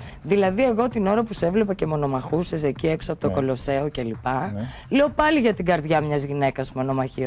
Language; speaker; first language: Greek; native; Greek